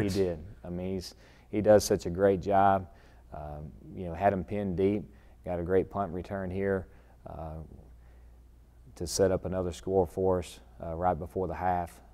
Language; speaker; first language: English; native; English